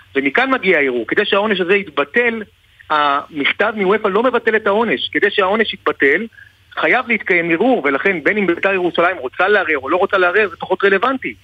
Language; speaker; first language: Hebrew; native; Hebrew